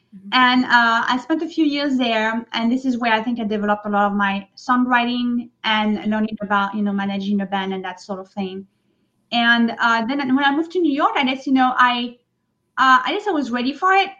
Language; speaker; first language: English; non-native, fluent; French